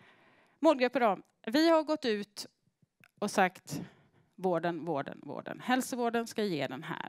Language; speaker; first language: Swedish; native; Swedish